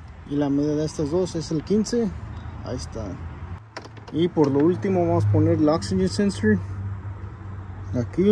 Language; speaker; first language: Spanish; early bilingual, heritage; Spanish